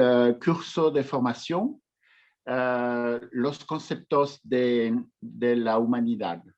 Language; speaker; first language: Spanish; non-native, learner; French